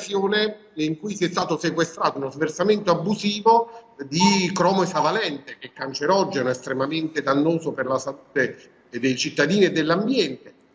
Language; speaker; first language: Italian; native; Italian